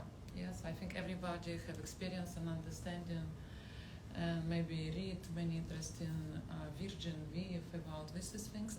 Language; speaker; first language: English; non-native, learner; Russian